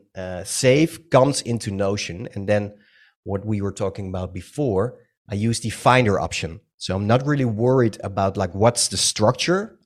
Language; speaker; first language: English; non-native, fluent; Dutch